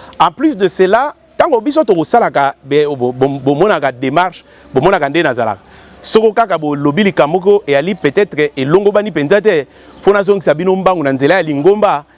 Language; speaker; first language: Lingala; non-native, local second language; Kongo